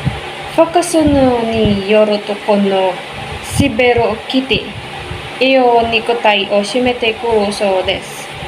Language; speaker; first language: Japanese; non-native, learner; Filipino